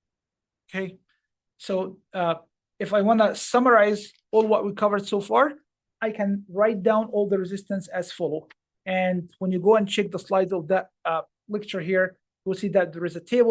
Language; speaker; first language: English; non-native, fluent; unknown